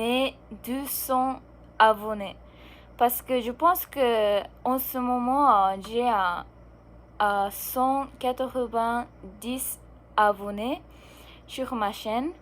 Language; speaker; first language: French; non-native, learner; Japanese